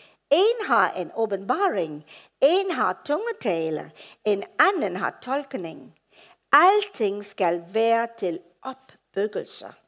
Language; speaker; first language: Danish; non-native, fluent; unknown